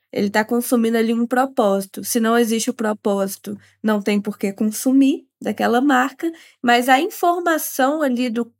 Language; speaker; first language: Portuguese; native; Portuguese